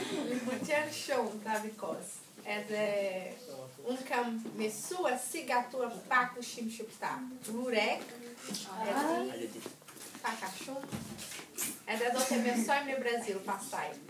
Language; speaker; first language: Albanian; non-native, learner; Portuguese